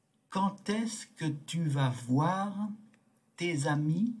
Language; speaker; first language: French; non-native, fluent; Tibetan